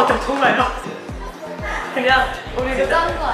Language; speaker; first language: Korean; non-native, fluent; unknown